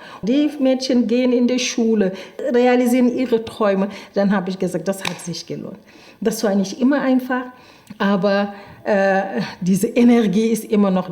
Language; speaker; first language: German; non-native, fluent; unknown